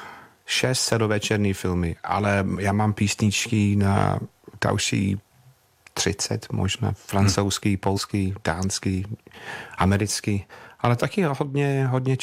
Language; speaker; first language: Czech; non-native, fluent; English